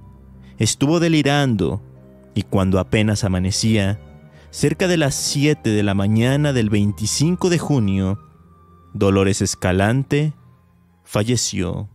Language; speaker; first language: Spanish; native; Spanish